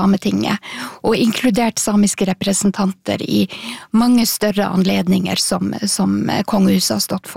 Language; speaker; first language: Norwegian; non-native, local second language; Northern Sami